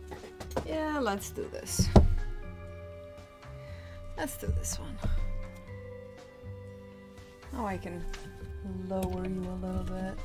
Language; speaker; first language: English; non-native, fluent; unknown